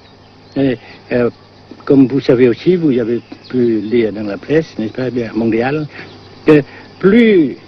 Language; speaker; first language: French; non-native, local second language; Vietnamese